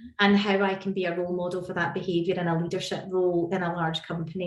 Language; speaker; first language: English; native; English